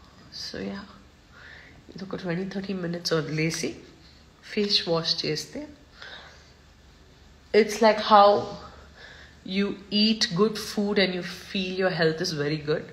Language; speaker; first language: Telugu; non-native, local second language; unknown